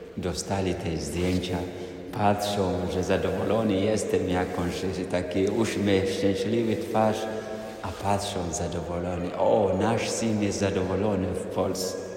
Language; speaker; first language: Polish; non-native, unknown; Amharic